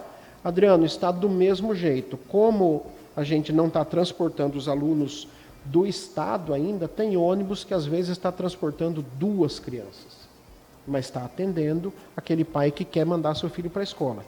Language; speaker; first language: Portuguese; native; Portuguese